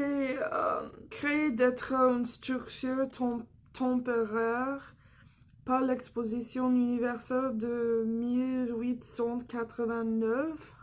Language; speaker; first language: French; non-native, fluent; English